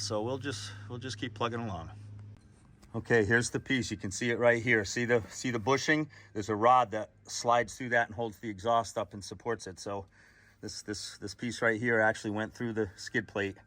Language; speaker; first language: English; native; English